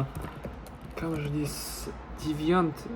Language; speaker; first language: French; non-native, learner; Russian